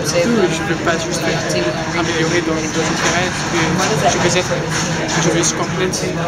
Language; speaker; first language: French; non-native, local second language; Dutch